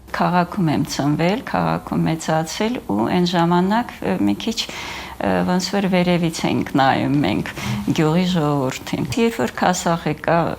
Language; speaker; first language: Armenian; native; Armenian